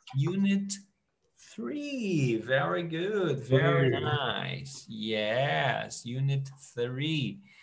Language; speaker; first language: English; non-native, fluent; Portuguese